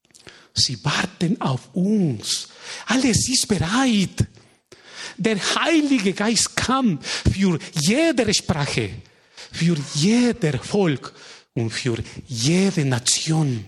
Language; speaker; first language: German; non-native, fluent; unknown